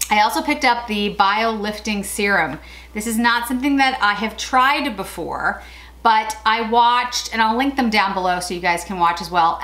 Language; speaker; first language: English; native; English